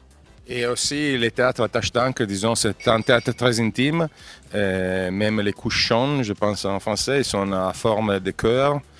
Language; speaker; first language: French; non-native, fluent; Italian